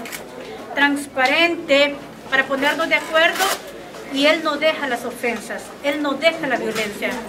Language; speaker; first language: Spanish; native; Spanish